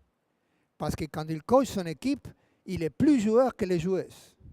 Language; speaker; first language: French; non-native, fluent; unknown